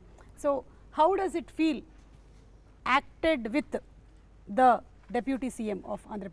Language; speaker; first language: Telugu; native; Telugu